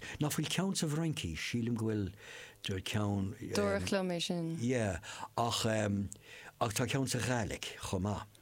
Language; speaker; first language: Irish; non-native, local second language; English